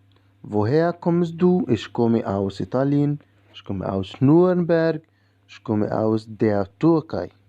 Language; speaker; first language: German; non-native, fluent; Arabic